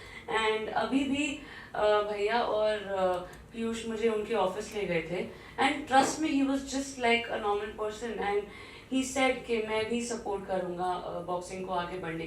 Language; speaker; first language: Hindi; native; Hindi